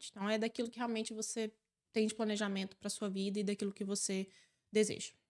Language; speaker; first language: Portuguese; native; Portuguese